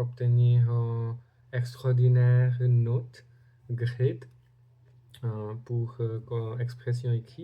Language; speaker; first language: French; non-native, learner; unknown